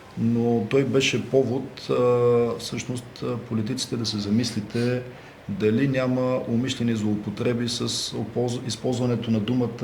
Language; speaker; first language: Bulgarian; native; Bulgarian